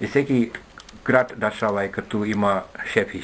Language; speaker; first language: Bulgarian; non-native, learner; Finnish